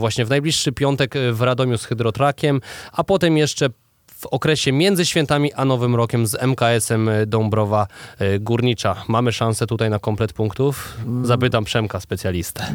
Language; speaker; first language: Polish; native; Polish